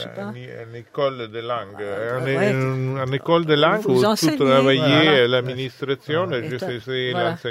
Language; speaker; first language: French; non-native, fluent; Italian